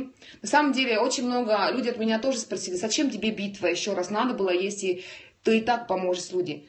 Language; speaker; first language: Russian; non-native, learner; Estonian